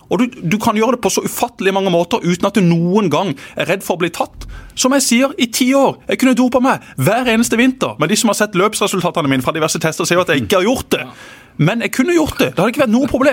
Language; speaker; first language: Norwegian; native; Norwegian